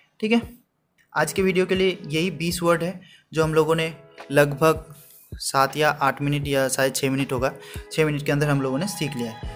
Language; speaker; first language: Hindi; non-native, local second language; Bangla